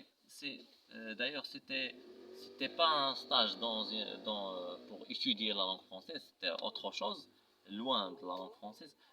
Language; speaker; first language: French; non-native, local second language; Arabic